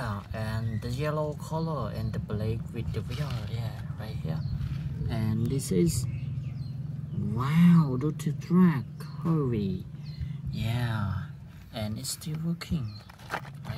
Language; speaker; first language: English; non-native, learner; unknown